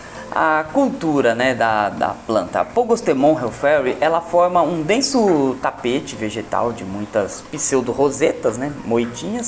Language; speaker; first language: Portuguese; native; Portuguese